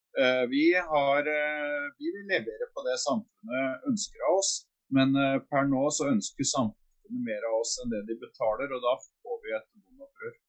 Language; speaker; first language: Norwegian; native; Norwegian